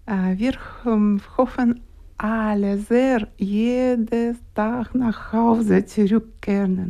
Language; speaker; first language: German; non-native, learner; Ukrainian